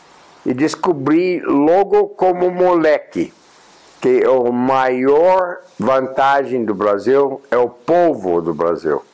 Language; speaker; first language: Portuguese; non-native, fluent; English